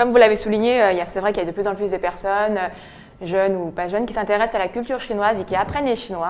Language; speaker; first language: French; native; French